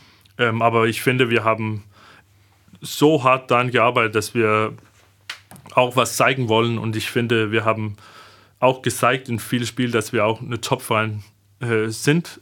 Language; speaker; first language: German; non-native, fluent; Danish